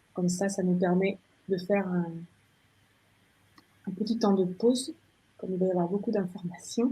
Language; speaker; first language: French; native; French